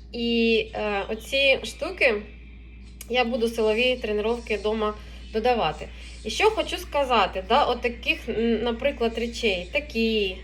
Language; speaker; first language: Ukrainian; non-native, local second language; Russian